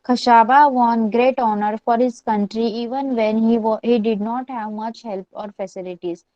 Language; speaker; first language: English; non-native, local second language; Marathi